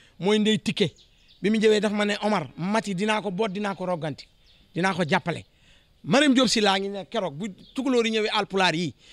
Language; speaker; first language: Wolof; non-native, local second language; Fula